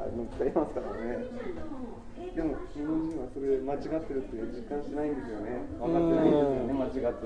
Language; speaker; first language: Japanese; native; Japanese